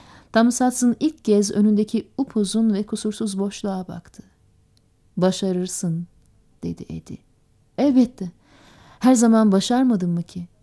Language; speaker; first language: Turkish; native; Turkish